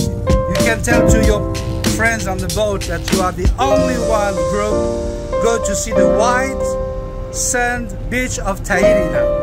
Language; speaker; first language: English; non-native, fluent; French